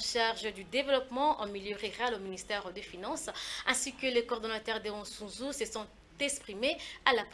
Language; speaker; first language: French; native; French